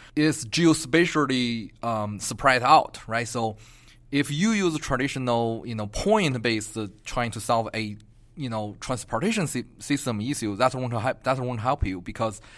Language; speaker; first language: English; non-native, fluent; Chinese